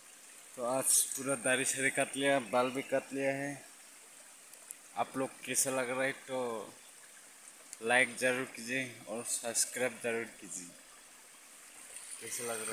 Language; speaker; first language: Hindi; non-native, local second language; Garo